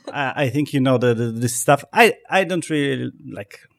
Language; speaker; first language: English; non-native, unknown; Polish